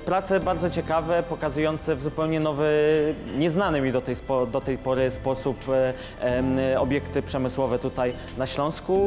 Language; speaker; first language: Polish; native; Polish